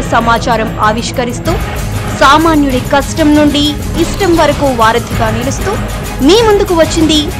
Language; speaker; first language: Telugu; native; Telugu